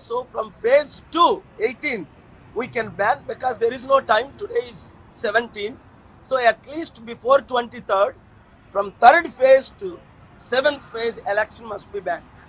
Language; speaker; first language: English; non-native, local second language; Telugu